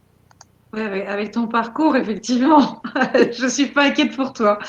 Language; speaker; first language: French; native; French